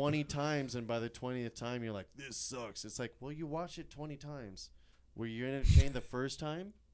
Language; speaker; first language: English; native; English